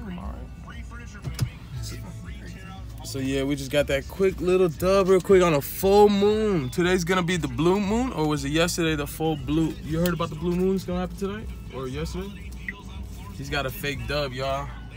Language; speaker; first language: English; early bilingual, other home language; Spanish